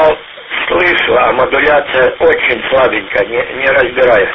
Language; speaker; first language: Russian; native; Russian